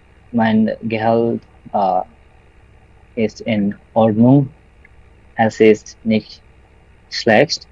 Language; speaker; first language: German; non-native, learner; Bangla